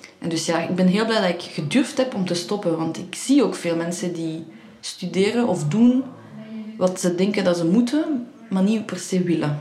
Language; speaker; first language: Dutch; early bilingual, other home language; Persian